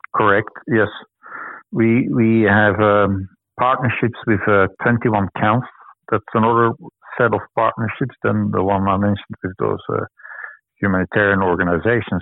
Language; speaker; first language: English; non-native, fluent; Dutch